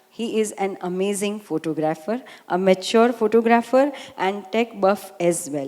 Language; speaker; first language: English; non-native, local second language; Gujarati